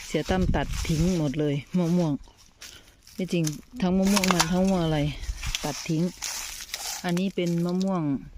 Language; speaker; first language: Thai; non-native, local second language; Lao